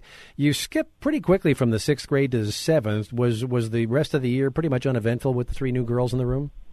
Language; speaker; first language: English; native; English